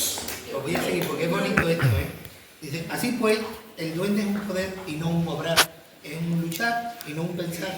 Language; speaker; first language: Spanish; native; Spanish